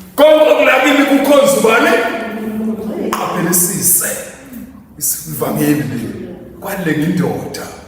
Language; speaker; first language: Zulu; native; Zulu